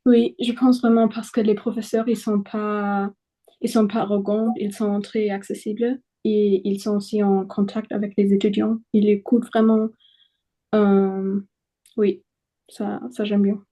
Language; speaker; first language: French; non-native, fluent; German